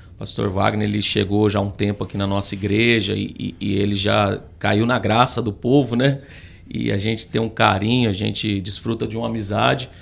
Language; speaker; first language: Portuguese; native; Portuguese